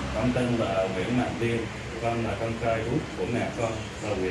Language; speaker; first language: Vietnamese; early bilingual, heritage; Vietnamese